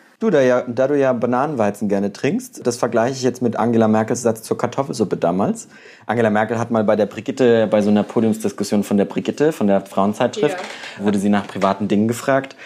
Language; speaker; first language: German; native; German